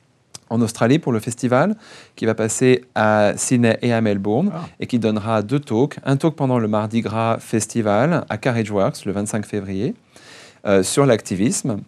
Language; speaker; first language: French; native; French